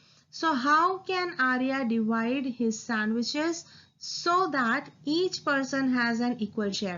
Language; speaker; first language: English; non-native, local second language; Hindi